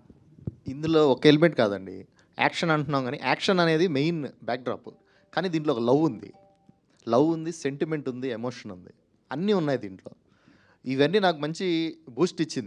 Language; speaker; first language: Telugu; native; Telugu